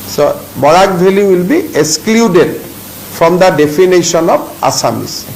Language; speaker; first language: English; non-native, local second language; Assamese